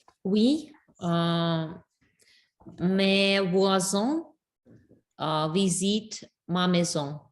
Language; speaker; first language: French; non-native, learner; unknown